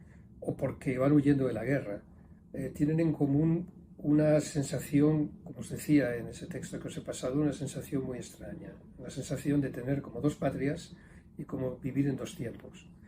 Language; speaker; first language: Spanish; native; Spanish